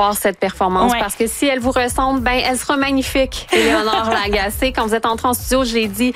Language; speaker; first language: French; native; French